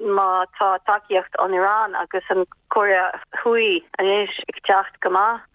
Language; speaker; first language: Irish; non-native, fluent; Ukrainian